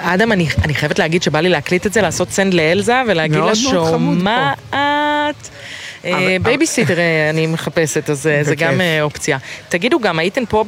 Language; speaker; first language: Hebrew; native; Hebrew